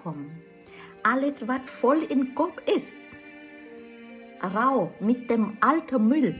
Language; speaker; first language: German; non-native, fluent; Vietnamese